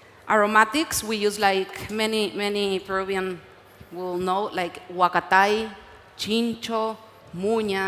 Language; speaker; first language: English; non-native, learner; Spanish